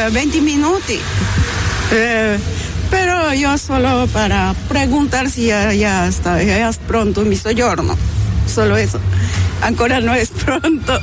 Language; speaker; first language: Italian; non-native, learner; Spanish